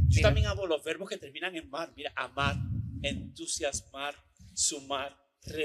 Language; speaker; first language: Spanish; native; Spanish